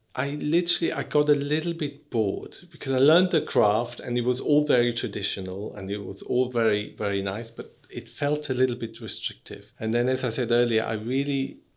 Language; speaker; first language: English; non-native, fluent; German